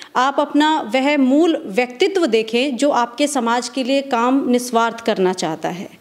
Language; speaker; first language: Hindi; native; Hindi